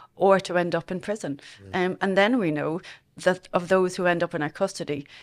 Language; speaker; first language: English; native; English